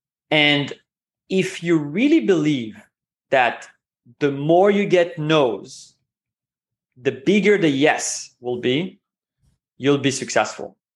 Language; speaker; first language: English; non-native, fluent; Hebrew